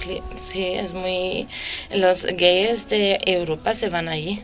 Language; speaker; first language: Spanish; non-native, fluent; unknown